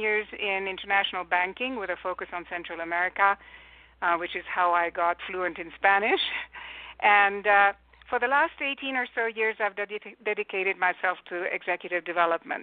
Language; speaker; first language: English; non-native, fluent; Romanian